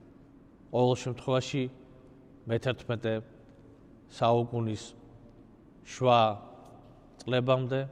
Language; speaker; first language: Georgian; native; Georgian